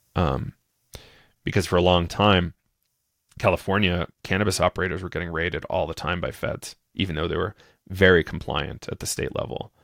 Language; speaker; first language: English; native; English